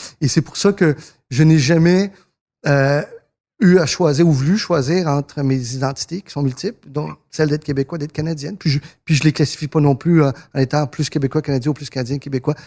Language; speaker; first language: French; early bilingual, other home language; Spanish